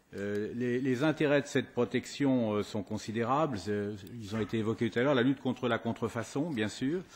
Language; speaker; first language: French; native; French